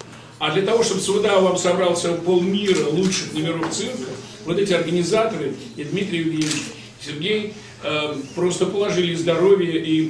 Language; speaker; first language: Russian; native; Russian